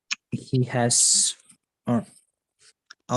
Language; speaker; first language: English; non-native, learner; Spanish